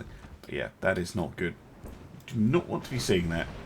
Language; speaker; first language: English; native; English